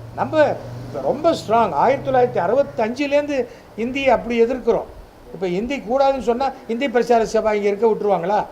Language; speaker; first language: Tamil; native; Tamil